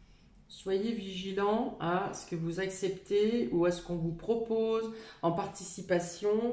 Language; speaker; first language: French; native; French